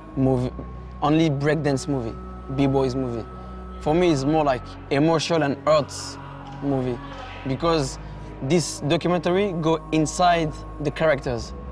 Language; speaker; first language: English; non-native, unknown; French